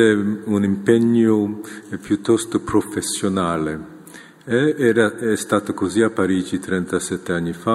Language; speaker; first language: Italian; non-native, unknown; Korean